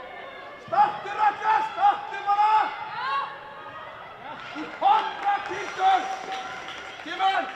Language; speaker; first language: Icelandic; non-native, learner; Swedish